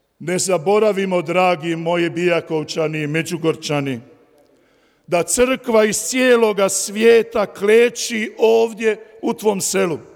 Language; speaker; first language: Croatian; native; Croatian